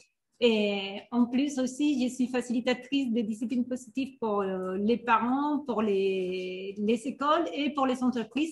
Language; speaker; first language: French; non-native, fluent; Spanish